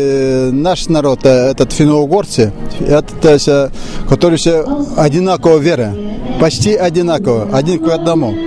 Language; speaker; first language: Russian; non-native, local second language; Udmurt